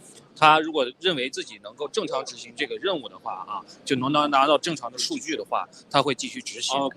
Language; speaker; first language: Chinese; native; Chinese